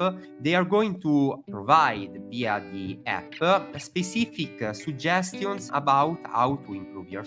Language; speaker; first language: English; non-native, fluent; Italian